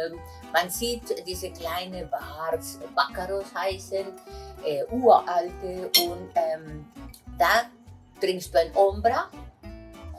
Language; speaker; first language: German; non-native, fluent; Italian